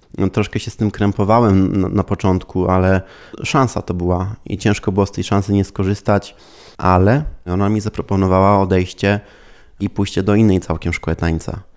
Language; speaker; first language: Polish; early bilingual, heritage; Polish